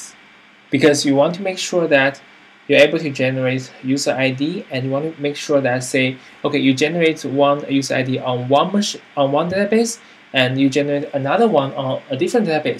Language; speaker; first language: English; non-native, fluent; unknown